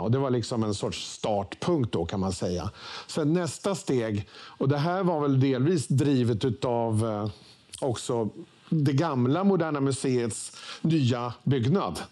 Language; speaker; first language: Swedish; native; Swedish